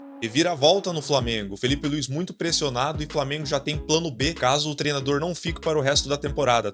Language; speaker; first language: Portuguese; native; Portuguese